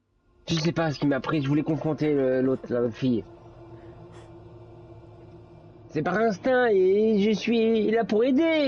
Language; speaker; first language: French; native; French